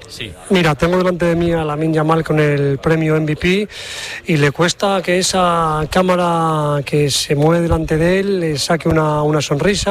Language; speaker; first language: Spanish; native; Spanish